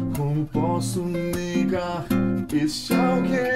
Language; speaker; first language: Portuguese; native; Portuguese